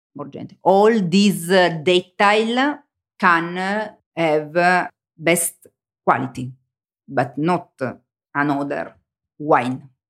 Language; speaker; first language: English; non-native, learner; Italian